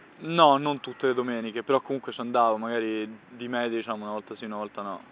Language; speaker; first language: Italian; native; Italian